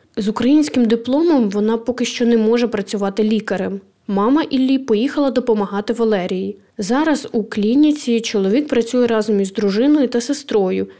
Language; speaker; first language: Ukrainian; native; Ukrainian